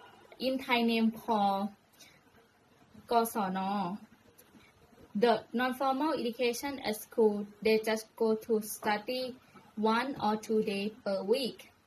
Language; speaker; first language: English; non-native, learner; Thai